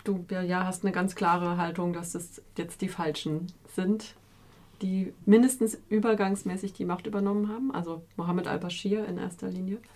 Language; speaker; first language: German; native; German